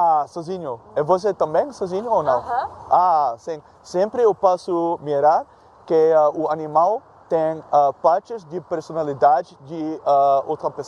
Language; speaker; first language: Portuguese; non-native, learner; Dutch